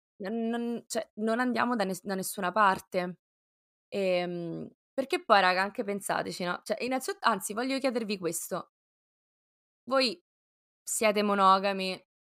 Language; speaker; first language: Italian; native; Italian